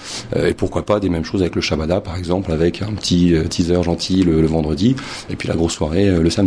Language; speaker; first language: French; native; French